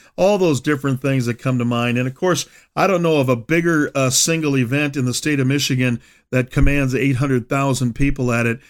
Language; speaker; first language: English; native; English